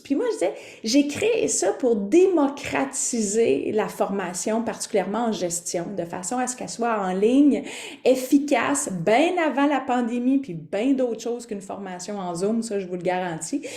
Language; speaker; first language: French; native; French